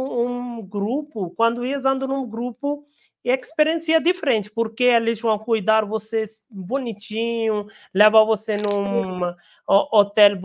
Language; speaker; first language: Portuguese; non-native, learner; Hindi